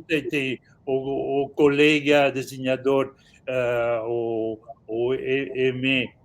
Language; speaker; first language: Portuguese; non-native, fluent; French